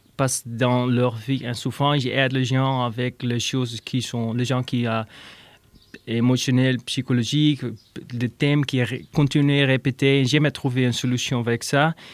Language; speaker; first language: French; non-native, learner; Dutch